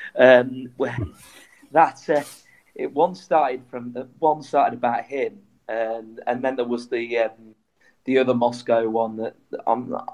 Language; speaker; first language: English; native; English